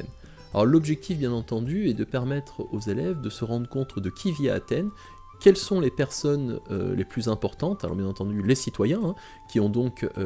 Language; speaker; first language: French; native; French